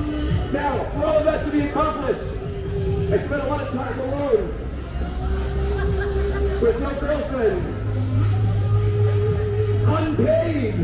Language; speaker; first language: English; native; English